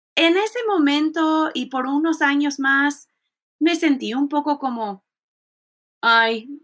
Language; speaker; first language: Spanish; early bilingual, heritage; Spanish